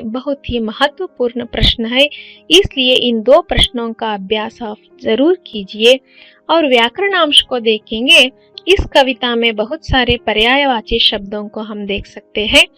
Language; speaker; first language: Hindi; non-native, local second language; Kannada